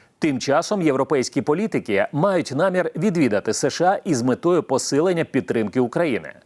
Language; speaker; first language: Ukrainian; native; Ukrainian